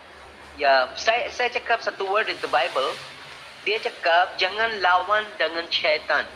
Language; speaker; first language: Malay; non-native, learner; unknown